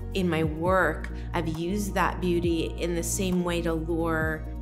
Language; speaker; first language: English; native; English